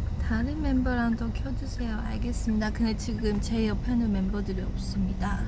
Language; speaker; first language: Korean; non-native, fluent; Chinese